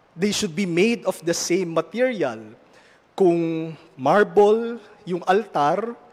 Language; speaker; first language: English; non-native, local second language; Filipino